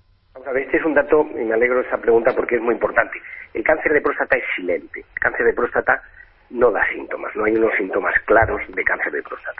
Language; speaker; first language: Spanish; native; Spanish